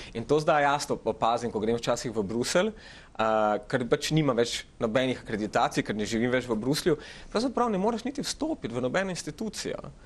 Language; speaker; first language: Slovenian; early bilingual, other home language; Macedonian